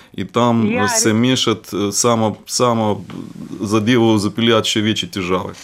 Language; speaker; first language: Slovenian; non-native, fluent; Russian